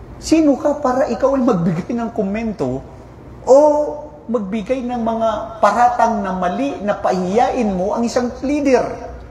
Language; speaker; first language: Filipino; non-native, local second language; Maranao